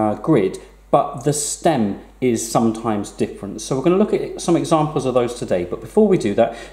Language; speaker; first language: English; native; English